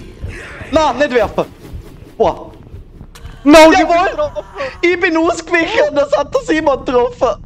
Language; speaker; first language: German; native; German